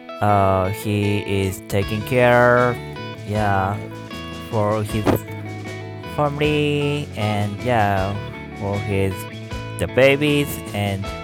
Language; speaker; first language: English; non-native, learner; Japanese